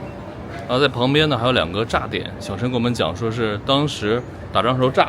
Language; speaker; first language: Chinese; native; Chinese